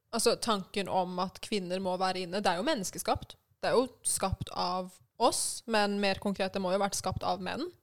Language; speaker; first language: Norwegian; early bilingual, other home language; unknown